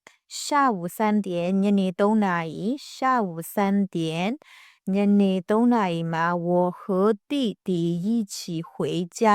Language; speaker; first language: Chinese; non-native, fluent; Burmese